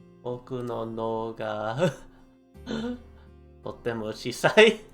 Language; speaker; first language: Japanese; non-native, learner; English